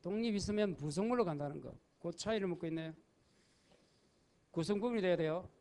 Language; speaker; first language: Korean; native; Korean